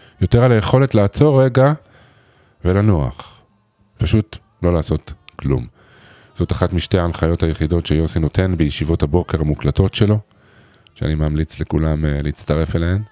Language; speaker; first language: Hebrew; native; Hebrew